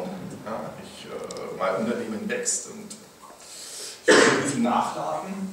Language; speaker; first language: German; native; German